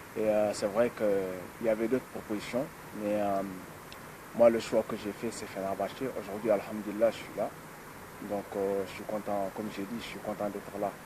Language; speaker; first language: French; non-native, local second language; Wolof